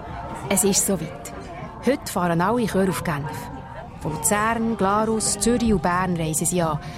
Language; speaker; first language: German; native; German